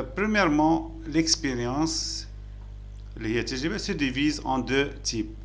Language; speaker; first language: French; non-native, local second language; Arabic